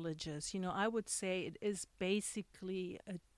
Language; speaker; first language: English; non-native, fluent; German